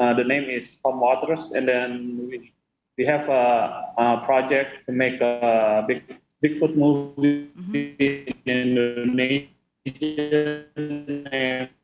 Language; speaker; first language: English; non-native, fluent; Indonesian